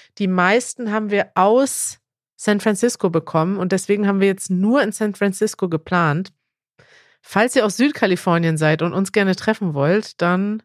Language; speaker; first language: German; native; German